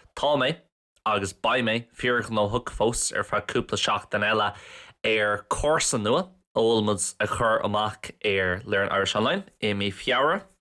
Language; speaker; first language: Irish; non-native, local second language; English